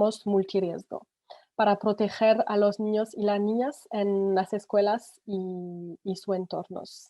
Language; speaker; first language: Spanish; non-native, fluent; French